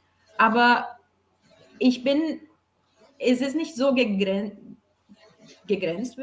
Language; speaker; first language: German; non-native, fluent; Portuguese